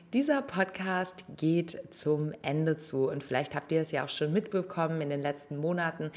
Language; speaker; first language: German; native; German